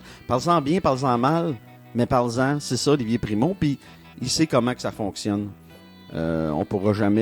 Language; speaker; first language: French; native; French